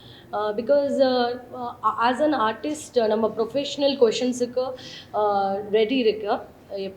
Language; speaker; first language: Tamil; non-native, learner; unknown